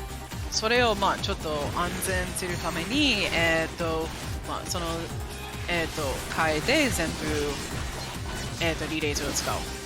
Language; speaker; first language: Japanese; non-native, fluent; English